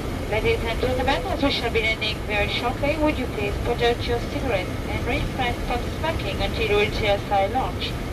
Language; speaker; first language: English; non-native, fluent; French